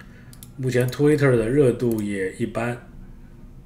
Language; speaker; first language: Chinese; native; Chinese